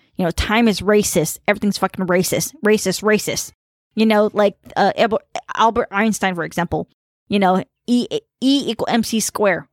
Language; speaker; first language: English; early bilingual, other home language; Khmer